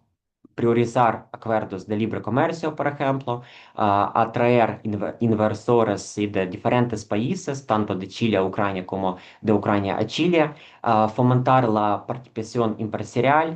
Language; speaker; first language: Spanish; non-native, fluent; Ukrainian